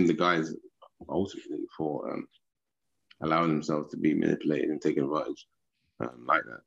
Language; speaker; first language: English; native; English